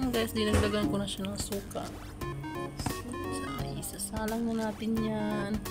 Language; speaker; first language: Filipino; non-native, local second language; Cebuano